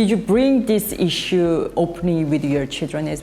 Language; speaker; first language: English; non-native, learner; Korean